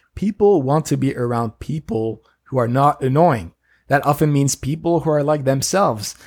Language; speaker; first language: English; non-native, fluent; French